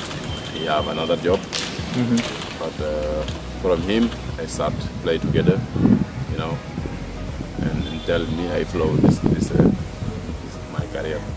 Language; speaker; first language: English; non-native, learner; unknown